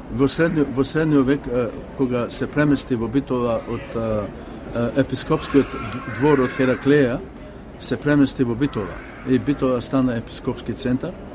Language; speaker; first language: Macedonian; native; Macedonian